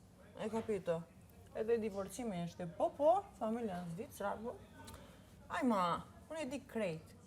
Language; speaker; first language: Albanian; early bilingual, heritage; Italian